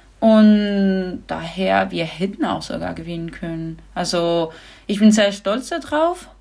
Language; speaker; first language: German; non-native, fluent; Spanish